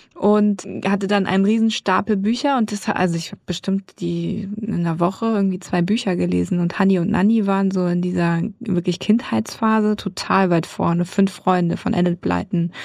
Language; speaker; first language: German; native; German